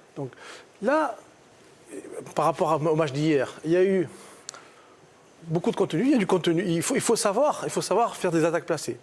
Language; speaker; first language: French; native; French